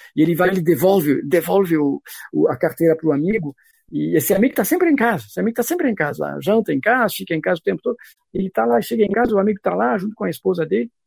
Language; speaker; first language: Portuguese; non-native, fluent; French